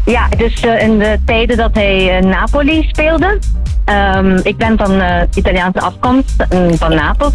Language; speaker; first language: Dutch; early bilingual, other home language; Italian